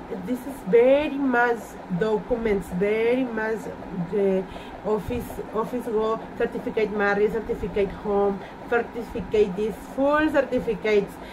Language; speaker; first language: English; non-native, learner; Spanish